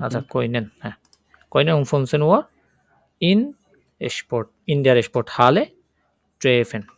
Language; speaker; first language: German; non-native, fluent; Bangla